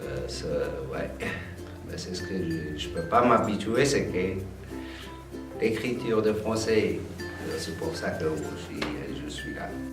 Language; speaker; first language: French; non-native, fluent; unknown